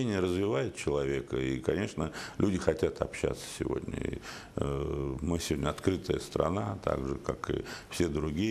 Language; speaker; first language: Russian; native; Russian